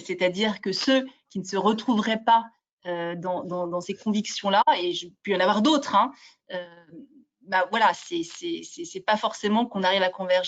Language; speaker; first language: French; native; French